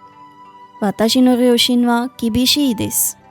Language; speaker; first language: Japanese; non-native, fluent; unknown